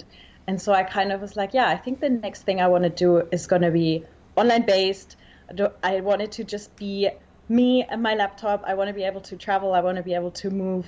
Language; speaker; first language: English; native; English